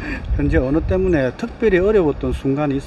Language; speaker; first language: Korean; native; Korean